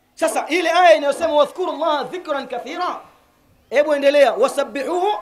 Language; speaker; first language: Swahili; native; Swahili